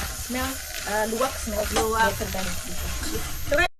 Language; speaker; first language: English; non-native, learner; Indonesian